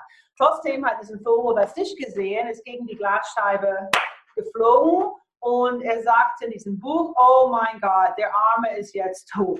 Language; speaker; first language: German; non-native, fluent; English